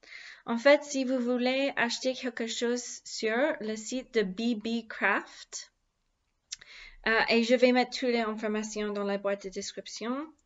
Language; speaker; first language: French; non-native, learner; English